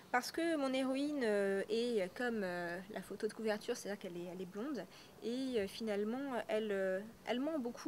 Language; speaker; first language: French; native; French